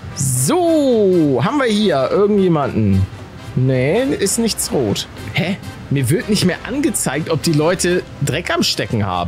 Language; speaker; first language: German; native; German